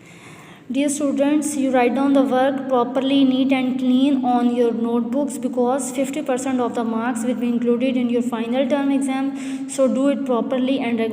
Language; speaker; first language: English; non-native, local second language; Urdu